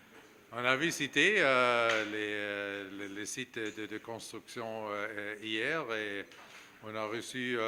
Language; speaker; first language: French; non-native, fluent; German